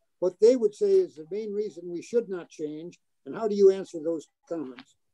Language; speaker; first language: English; native; English